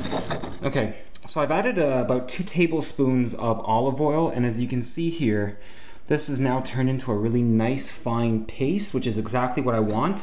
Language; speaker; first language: English; native; English